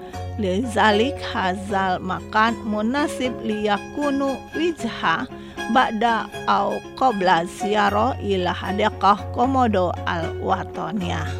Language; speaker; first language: Arabic; non-native, fluent; Indonesian